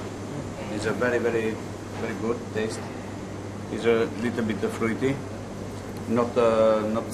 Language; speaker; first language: English; non-native, learner; Italian